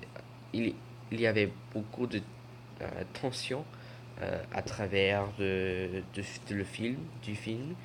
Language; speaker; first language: French; non-native, learner; English